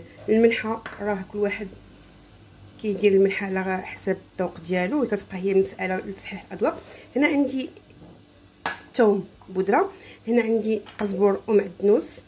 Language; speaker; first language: Arabic; native; Arabic